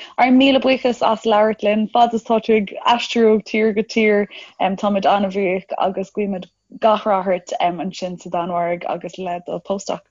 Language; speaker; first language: Irish; non-native, local second language; English